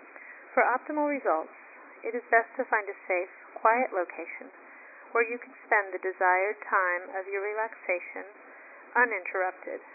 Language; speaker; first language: English; native; English